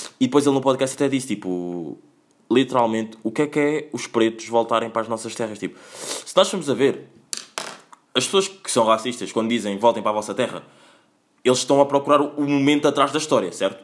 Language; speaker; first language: Portuguese; native; Portuguese